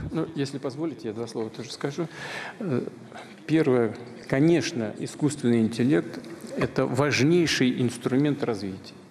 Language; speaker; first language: Russian; native; Russian